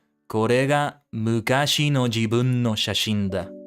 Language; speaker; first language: Japanese; non-native, learner; English